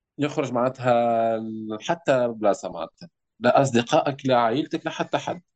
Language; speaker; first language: Arabic; native; Arabic